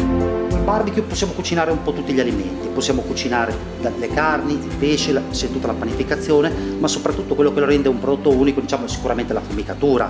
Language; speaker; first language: Italian; native; Italian